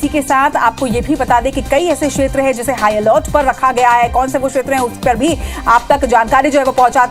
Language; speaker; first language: Hindi; native; Hindi